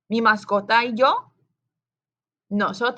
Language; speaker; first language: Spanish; non-native, fluent; English